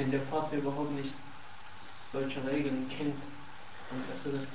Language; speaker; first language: German; non-native, learner; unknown